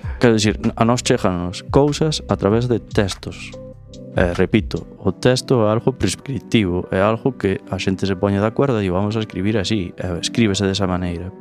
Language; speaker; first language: Galician; native; Galician